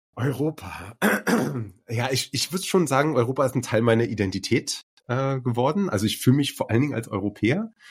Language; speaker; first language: German; native; German